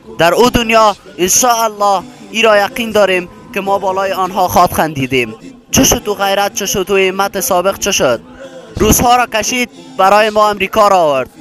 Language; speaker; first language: Persian; native; Persian